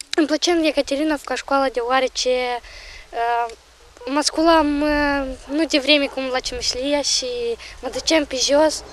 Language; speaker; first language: Romanian; non-native, local second language; Russian